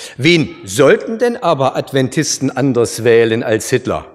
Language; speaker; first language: German; native; German